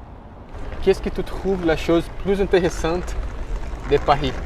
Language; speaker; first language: French; non-native, learner; Portuguese